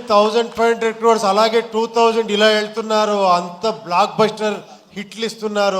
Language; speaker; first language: Telugu; non-native, local second language; Kannada